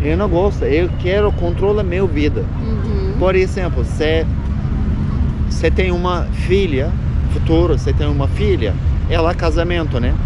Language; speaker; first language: Portuguese; non-native, learner; Turkish